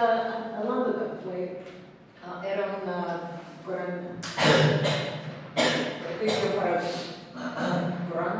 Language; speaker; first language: Spanish; non-native, learner; English